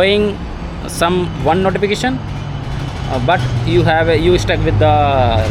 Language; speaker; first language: English; non-native, learner; Hindi